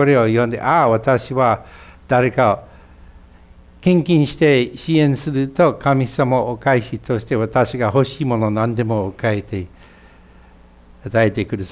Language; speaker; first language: Japanese; non-native, fluent; English